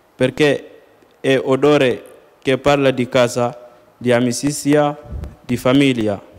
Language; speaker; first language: Italian; non-native, learner; Wolof